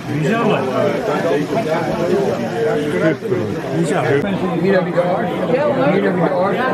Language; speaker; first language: Dutch; native; Dutch